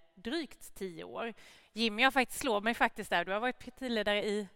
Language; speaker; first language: Swedish; native; Swedish